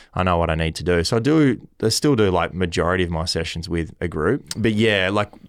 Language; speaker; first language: English; native; English